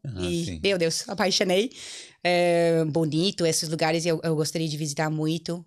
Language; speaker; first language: Portuguese; non-native, fluent; English